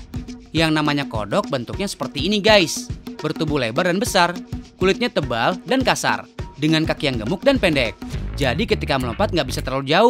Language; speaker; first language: Indonesian; native; Indonesian